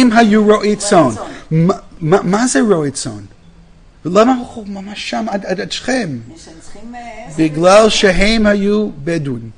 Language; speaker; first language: Hebrew; non-native, fluent; English